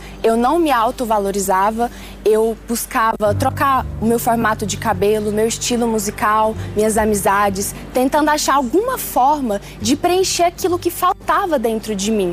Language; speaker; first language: Portuguese; early bilingual, other home language; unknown